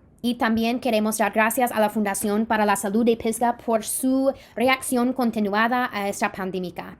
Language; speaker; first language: Spanish; non-native, fluent; English